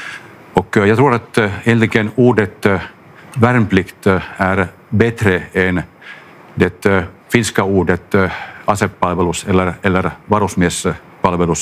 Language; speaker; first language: Swedish; non-native, local second language; Finnish